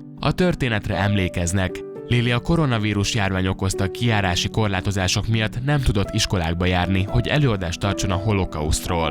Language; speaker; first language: Hungarian; native; Hungarian